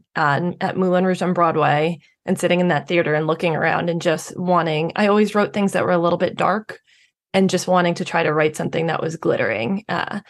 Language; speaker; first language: English; native; English